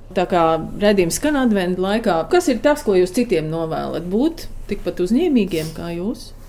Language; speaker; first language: Latvian; native; Latvian